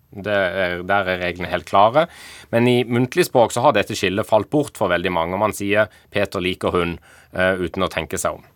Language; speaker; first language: Norwegian; native; Norwegian